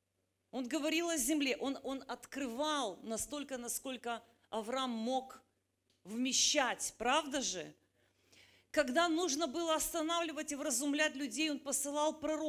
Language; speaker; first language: Russian; native; Russian